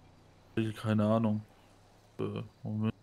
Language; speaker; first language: German; native; German